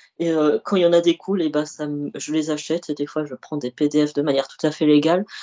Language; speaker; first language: French; early bilingual, other home language; Arabic